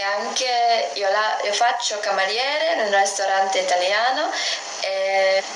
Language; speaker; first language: Italian; non-native, learner; English